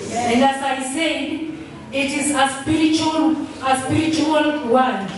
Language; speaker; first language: English; non-native, local second language; Swahili